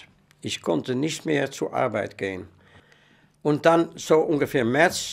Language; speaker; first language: German; non-native, fluent; Dutch